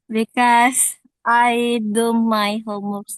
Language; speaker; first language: English; non-native, learner; Indonesian